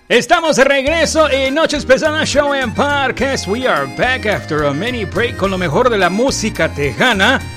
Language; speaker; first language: Spanish; early bilingual, heritage; Spanish